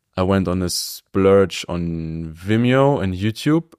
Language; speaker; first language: English; non-native, fluent; German